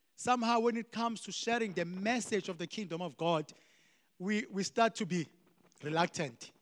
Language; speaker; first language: English; non-native, local second language; Xhosa